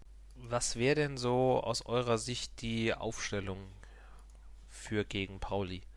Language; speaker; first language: German; native; German